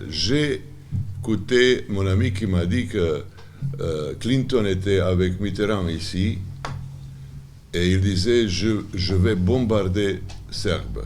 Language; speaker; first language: French; non-native, learner; Serbian